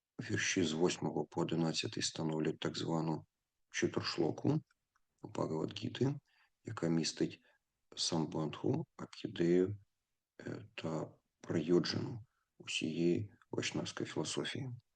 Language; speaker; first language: Ukrainian; native; Ukrainian